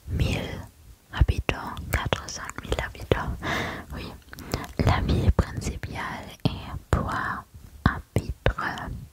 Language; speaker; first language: French; non-native, learner; German